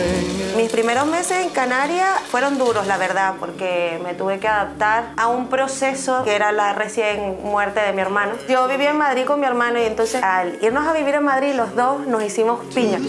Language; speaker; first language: Spanish; native; Spanish